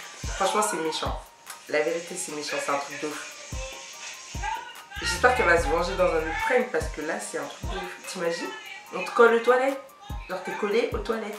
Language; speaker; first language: French; native; French